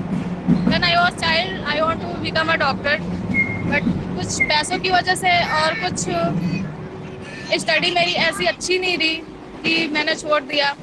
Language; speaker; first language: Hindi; native; Hindi